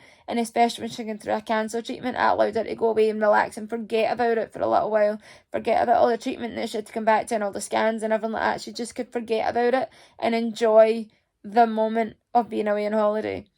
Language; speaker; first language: English; native; English